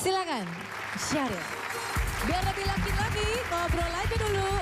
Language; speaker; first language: Indonesian; native; Indonesian